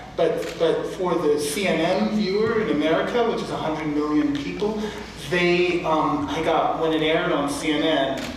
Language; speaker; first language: English; native; English